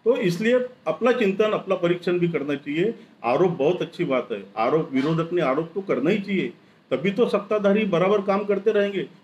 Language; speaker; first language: Hindi; non-native, local second language; Marathi